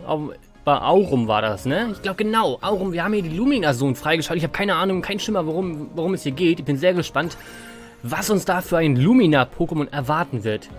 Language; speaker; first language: German; native; German